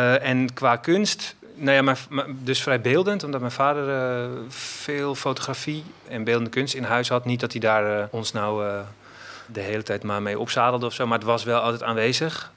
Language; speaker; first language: Dutch; native; Dutch